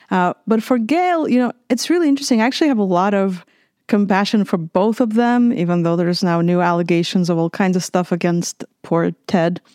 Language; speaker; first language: English; non-native, fluent; Russian